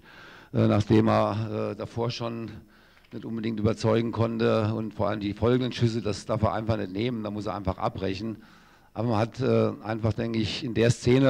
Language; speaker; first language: German; native; German